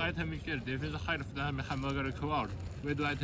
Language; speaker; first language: Swedish; early bilingual, other home language; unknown